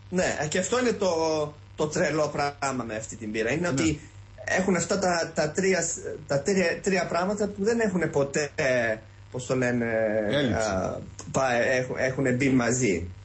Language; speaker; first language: Greek; early bilingual, heritage; Greek